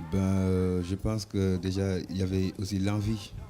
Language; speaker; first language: French; non-native, local second language; Wolof